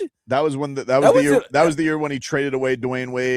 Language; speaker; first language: English; native; English